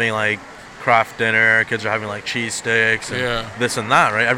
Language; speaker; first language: English; non-native, fluent; Punjabi